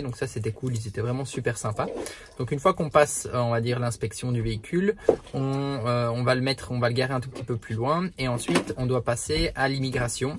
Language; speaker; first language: French; native; French